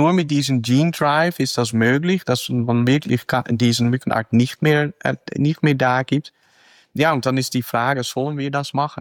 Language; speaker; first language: German; non-native, fluent; Dutch